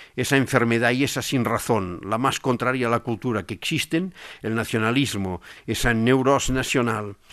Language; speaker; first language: Spanish; non-native, local second language; Catalan